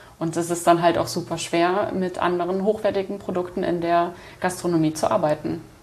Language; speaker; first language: German; native; German